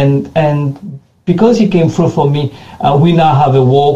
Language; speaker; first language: English; non-native, fluent; French